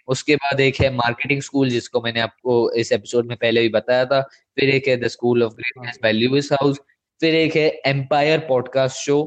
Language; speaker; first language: Hindi; native; Hindi